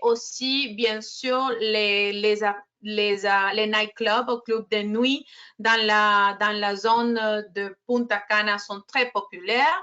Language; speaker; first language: French; non-native, fluent; Spanish